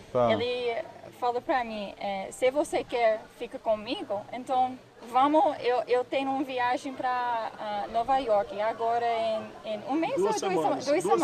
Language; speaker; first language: Portuguese; non-native, learner; English